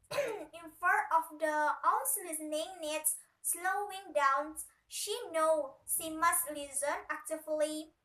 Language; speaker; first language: English; non-native, learner; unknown